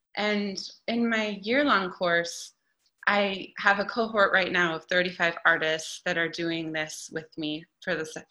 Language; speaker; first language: English; native; English